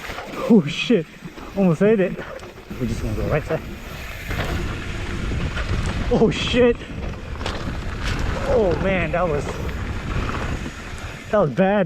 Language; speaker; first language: English; native; English